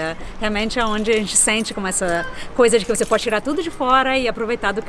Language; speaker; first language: Portuguese; native; Portuguese